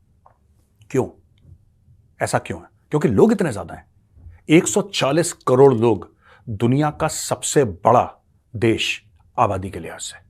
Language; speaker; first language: Hindi; native; Hindi